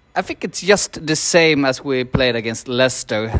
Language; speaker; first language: English; non-native, fluent; Swedish